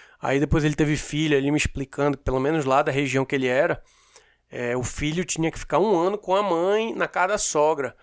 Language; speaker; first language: Portuguese; native; Portuguese